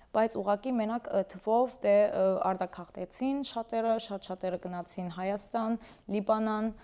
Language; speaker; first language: Armenian; early bilingual, heritage; Armenian